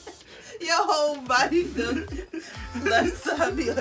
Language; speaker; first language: English; native; English